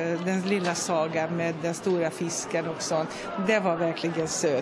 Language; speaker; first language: Swedish; non-native, fluent; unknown